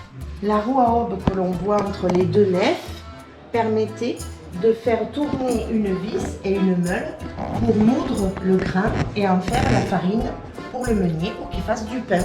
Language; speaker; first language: French; native; French